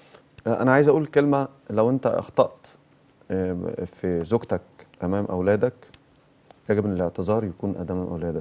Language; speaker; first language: Arabic; native; Arabic